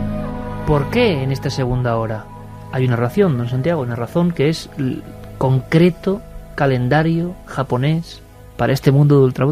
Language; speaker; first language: Spanish; native; Spanish